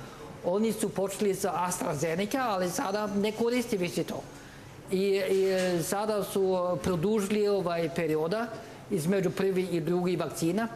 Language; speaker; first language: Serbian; non-native, learner; Norwegian